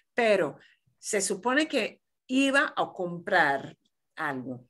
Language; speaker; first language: Spanish; non-native, fluent; English